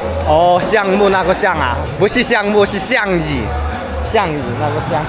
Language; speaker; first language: Chinese; non-native, fluent; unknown